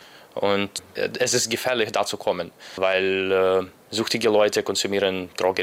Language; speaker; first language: German; non-native, learner; Ukrainian